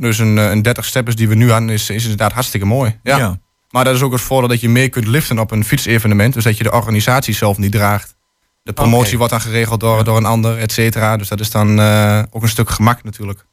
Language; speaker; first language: Dutch; native; Dutch